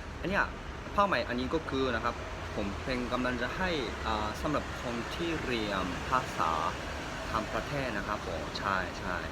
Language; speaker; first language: Thai; non-native, learner; Japanese